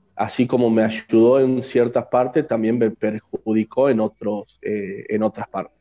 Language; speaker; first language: Spanish; native; Spanish